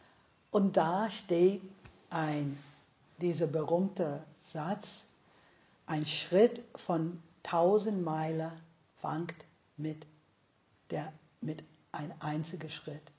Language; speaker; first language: German; non-native, fluent; English